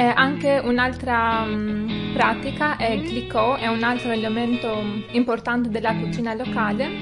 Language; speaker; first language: Italian; non-native, fluent; Albanian